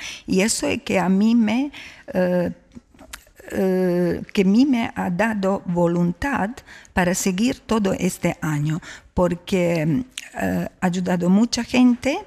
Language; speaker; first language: Spanish; non-native, fluent; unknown